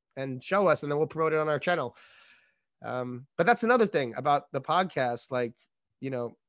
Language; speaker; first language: English; native; English